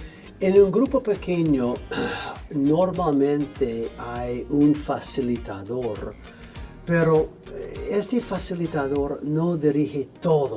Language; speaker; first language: Spanish; non-native, fluent; English